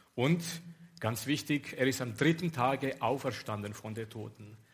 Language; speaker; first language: German; non-native, fluent; Romanian